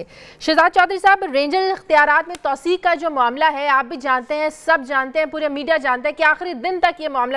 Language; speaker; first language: Urdu; native; Urdu